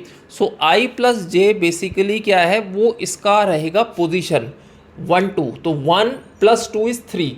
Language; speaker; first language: Hindi; native; Hindi